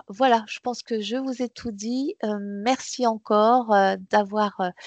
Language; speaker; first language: French; native; French